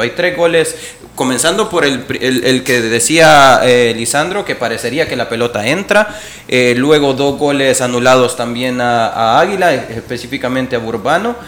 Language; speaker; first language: Spanish; native; Spanish